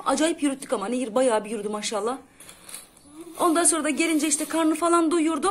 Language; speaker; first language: Turkish; native; Turkish